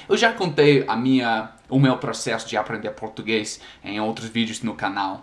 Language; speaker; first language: Portuguese; non-native, fluent; English